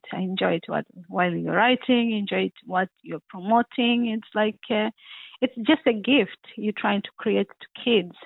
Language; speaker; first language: English; non-native, local second language; Swahili